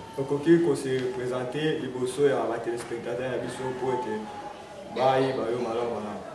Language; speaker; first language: Lingala; native; Lingala